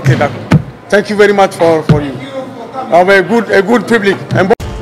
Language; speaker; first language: English; non-native, learner; French